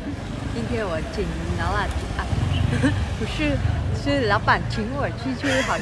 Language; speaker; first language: Chinese; non-native, learner; Vietnamese